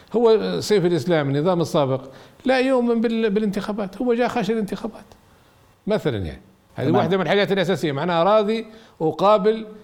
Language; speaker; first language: Arabic; native; Arabic